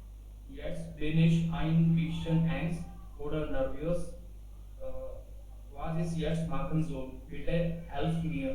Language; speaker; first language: German; non-native, learner; Hindi